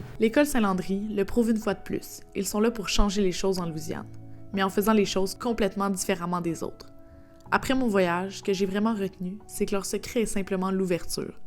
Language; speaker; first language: French; native; French